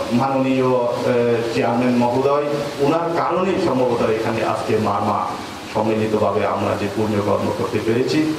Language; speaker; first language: Bangla; non-native, local second language; Marma